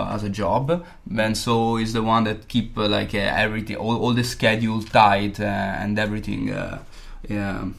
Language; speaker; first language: English; non-native, fluent; Italian